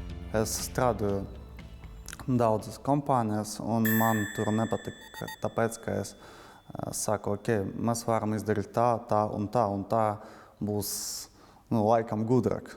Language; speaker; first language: Latvian; non-native, local second language; Russian